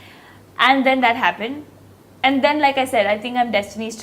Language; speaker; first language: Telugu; non-native, local second language; Hindi